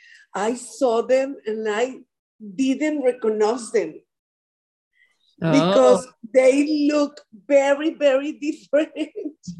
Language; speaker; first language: English; non-native, learner; Spanish